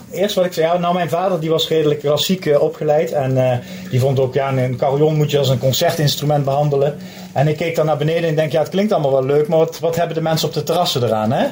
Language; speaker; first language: Dutch; native; Dutch